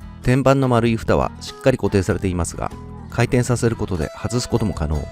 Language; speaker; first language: Japanese; native; Japanese